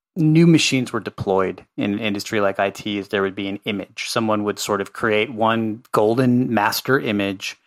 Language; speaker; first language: English; native; English